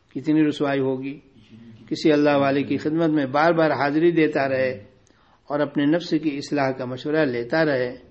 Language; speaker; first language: Urdu; native; Urdu